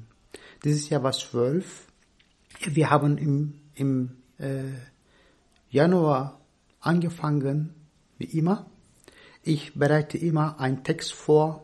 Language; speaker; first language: German; non-native, fluent; Turkish